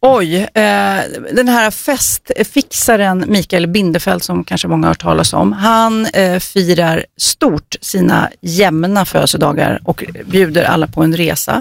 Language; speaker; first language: Swedish; native; Swedish